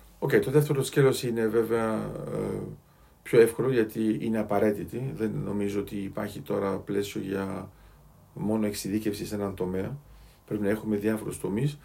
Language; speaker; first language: Greek; native; Greek